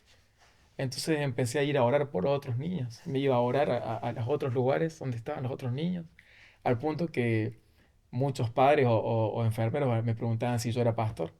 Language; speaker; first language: Spanish; native; Spanish